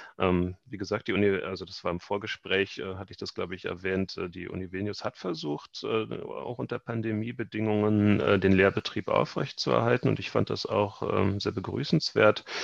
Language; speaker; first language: German; native; German